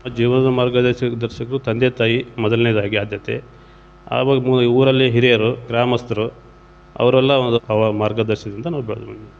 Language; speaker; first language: Kannada; native; Kannada